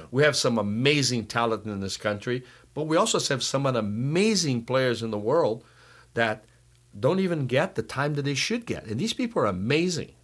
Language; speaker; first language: English; non-native, fluent; Portuguese